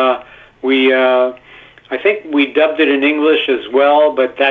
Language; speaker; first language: English; non-native, fluent; Italian